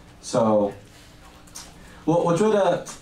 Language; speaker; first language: Chinese; non-native, learner; English